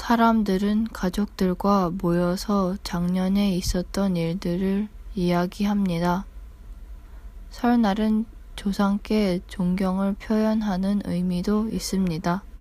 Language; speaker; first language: Korean; non-native, learner; English